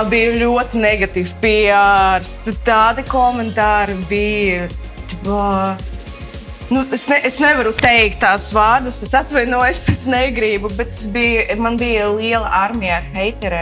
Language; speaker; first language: Latvian; non-native, local second language; Russian